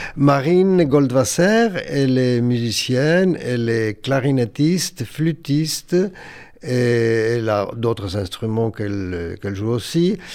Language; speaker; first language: French; non-native, fluent; Yiddish